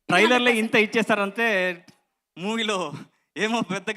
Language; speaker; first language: Telugu; non-native, learner; Kannada